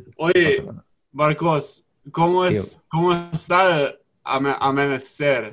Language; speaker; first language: Spanish; non-native, learner; English